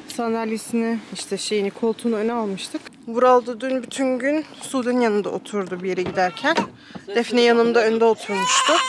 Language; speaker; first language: Turkish; early bilingual, heritage; Turkish